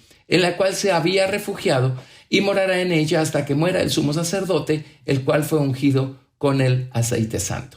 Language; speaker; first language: Spanish; native; Spanish